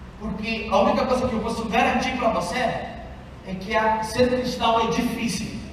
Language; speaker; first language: Portuguese; non-native, fluent; Italian